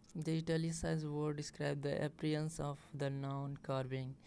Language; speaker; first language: English; non-native, local second language; Nepali